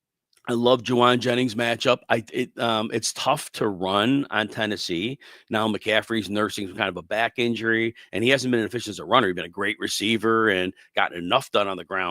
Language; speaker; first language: English; native; English